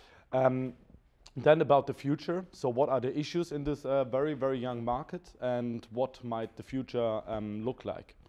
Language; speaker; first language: English; non-native, fluent; German